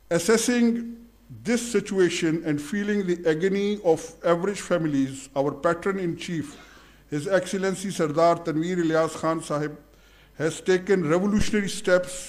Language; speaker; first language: English; non-native, local second language; Urdu